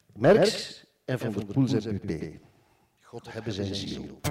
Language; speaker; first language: Dutch; native; Dutch